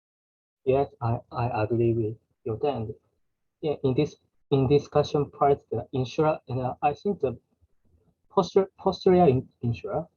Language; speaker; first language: English; non-native, learner; Japanese